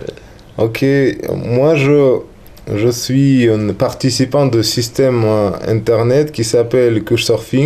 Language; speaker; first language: French; non-native, learner; Russian